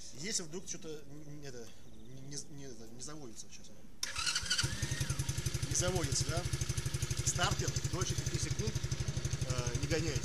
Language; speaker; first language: Russian; native; Russian